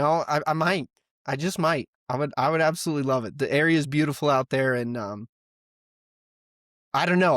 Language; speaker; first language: English; native; English